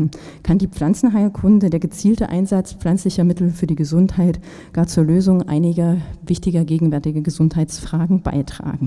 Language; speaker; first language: German; native; German